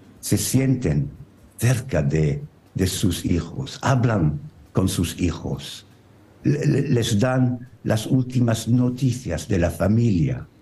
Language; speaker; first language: Spanish; non-native, learner; French